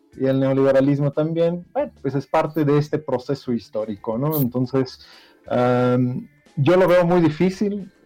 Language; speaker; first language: Spanish; non-native, fluent; Dutch